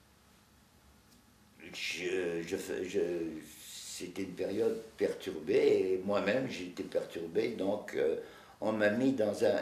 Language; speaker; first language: French; native; French